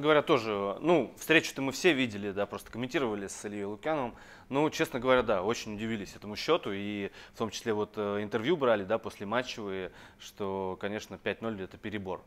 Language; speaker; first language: Russian; native; Russian